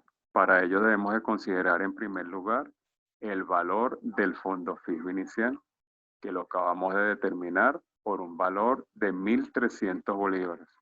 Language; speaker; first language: Spanish; native; Spanish